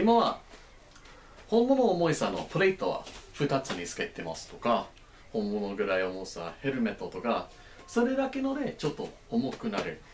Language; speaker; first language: Japanese; non-native, learner; English